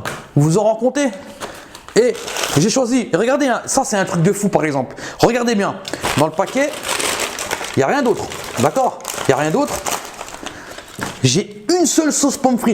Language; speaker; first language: French; native; French